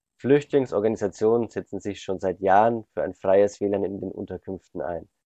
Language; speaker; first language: German; native; German